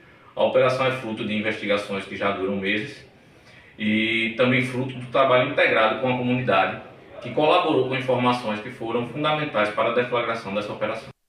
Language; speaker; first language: Portuguese; native; Portuguese